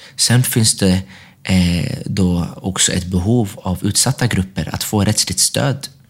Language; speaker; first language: Swedish; early bilingual, other home language; Arabic